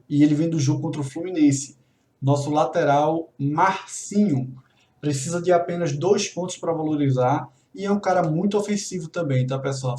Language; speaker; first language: Portuguese; native; Portuguese